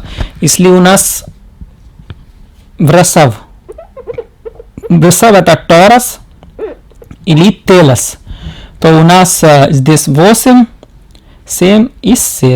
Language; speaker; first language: Russian; non-native, learner; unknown